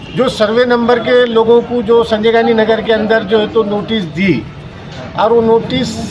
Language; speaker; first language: Hindi; native; Hindi